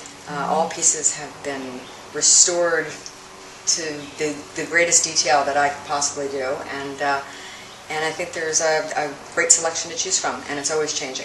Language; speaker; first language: English; native; English